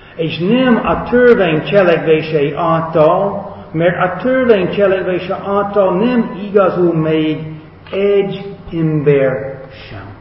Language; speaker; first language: Hungarian; non-native, fluent; English